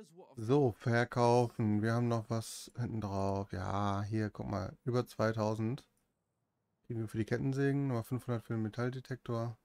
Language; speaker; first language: German; native; German